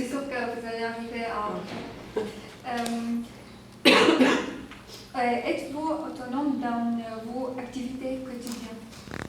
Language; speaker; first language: French; non-native, learner; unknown